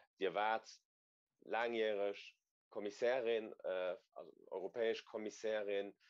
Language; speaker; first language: Luxembourgish; native; Luxembourgish